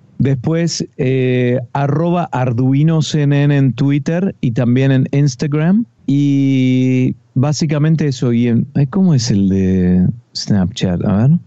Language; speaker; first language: Spanish; native; Spanish